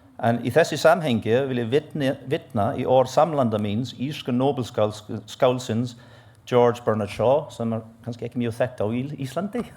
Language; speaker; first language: Icelandic; non-native, fluent; English